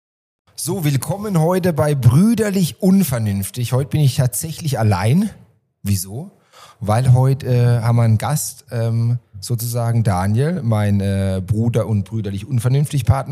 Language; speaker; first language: German; native; German